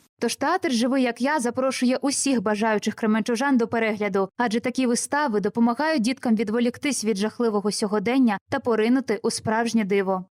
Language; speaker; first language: Ukrainian; native; Ukrainian